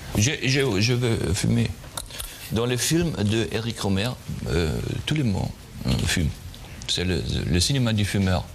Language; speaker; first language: French; non-native, learner; German